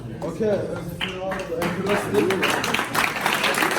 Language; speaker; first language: English; non-native, learner; Arabic